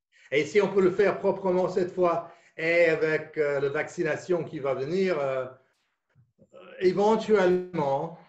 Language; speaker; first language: French; non-native, fluent; English